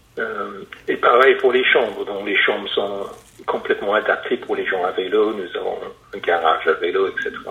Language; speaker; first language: French; non-native, fluent; English